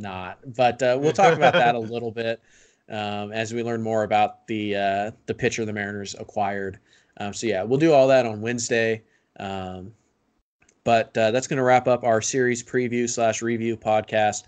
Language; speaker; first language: English; native; English